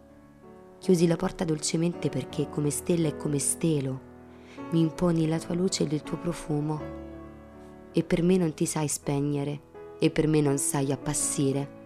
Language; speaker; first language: Italian; native; Italian